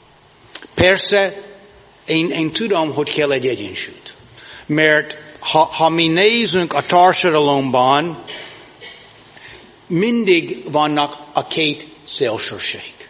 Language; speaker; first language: Hungarian; non-native, learner; English